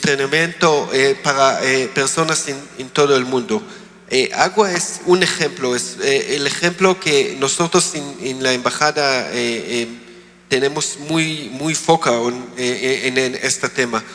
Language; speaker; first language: Spanish; non-native, learner; Hebrew